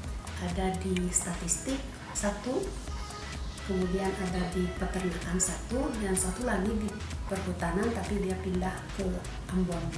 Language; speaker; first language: Indonesian; non-native, fluent; Romanian